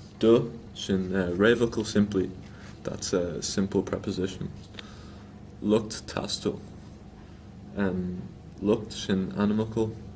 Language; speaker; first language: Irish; non-native, local second language; English